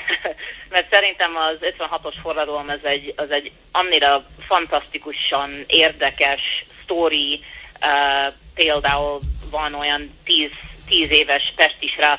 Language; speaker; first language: Hungarian; early bilingual, heritage; Hungarian